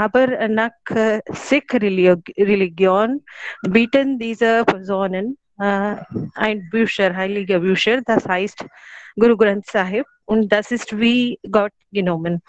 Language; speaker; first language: German; non-native, learner; Hindi